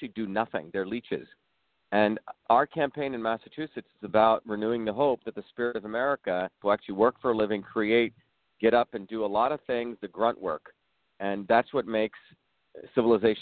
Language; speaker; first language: English; early bilingual, other home language; Tamil